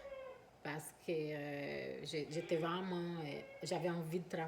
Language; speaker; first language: French; non-native, fluent; Portuguese